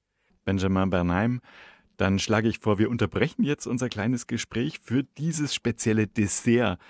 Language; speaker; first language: German; native; German